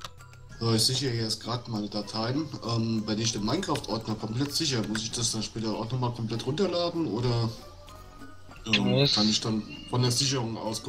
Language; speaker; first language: German; native; German